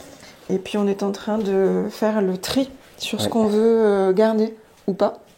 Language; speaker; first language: French; native; French